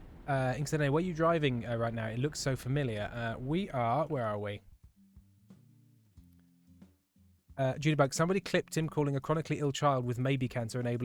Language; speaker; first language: English; native; English